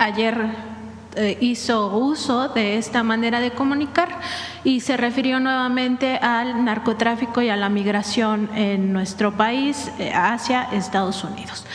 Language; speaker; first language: Spanish; native; Spanish